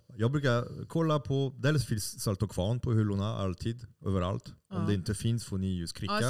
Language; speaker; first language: Swedish; non-native, fluent; French